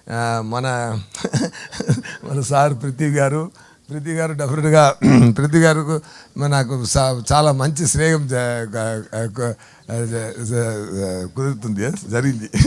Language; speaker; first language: Telugu; non-native, fluent; Tamil